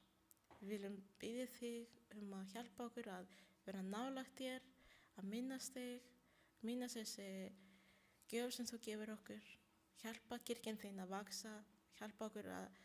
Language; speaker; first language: Icelandic; non-native, learner; Spanish